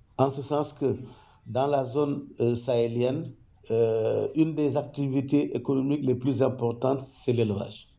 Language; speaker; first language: French; non-native, local second language; Wolof